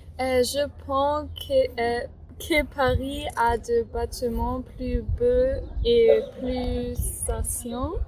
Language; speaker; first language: French; non-native, learner; German